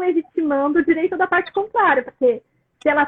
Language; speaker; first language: Portuguese; native; Portuguese